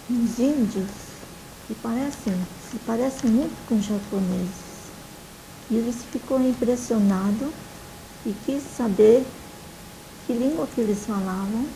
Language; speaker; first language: Portuguese; early bilingual, other home language; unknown